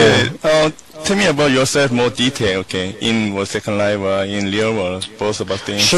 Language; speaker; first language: English; non-native, learner; Korean